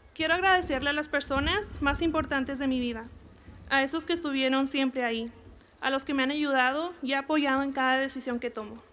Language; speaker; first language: Spanish; early bilingual, other home language; English